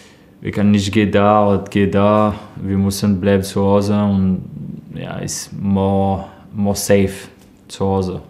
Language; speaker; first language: German; non-native, learner; French